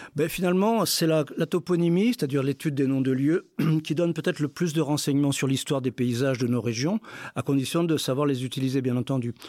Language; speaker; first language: French; native; French